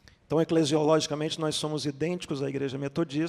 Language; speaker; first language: Portuguese; native; Portuguese